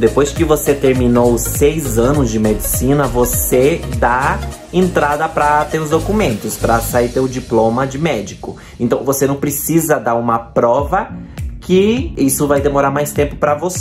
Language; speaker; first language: Portuguese; non-native, fluent; Spanish